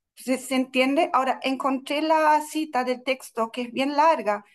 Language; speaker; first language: Spanish; non-native, fluent; Russian